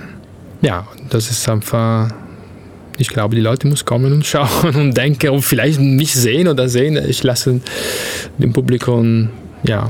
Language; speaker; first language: German; non-native, fluent; Italian